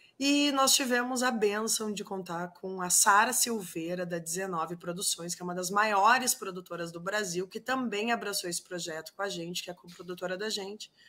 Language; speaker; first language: Portuguese; non-native, fluent; Spanish